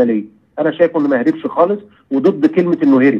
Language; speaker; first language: Arabic; native; Arabic